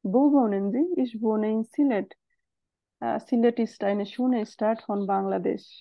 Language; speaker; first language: German; non-native, fluent; Bangla